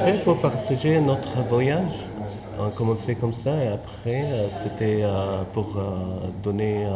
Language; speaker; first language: French; non-native, fluent; Arabic